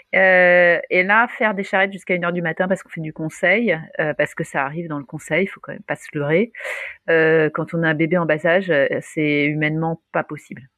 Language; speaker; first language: French; native; French